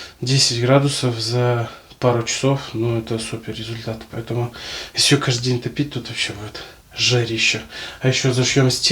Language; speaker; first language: Russian; native; Russian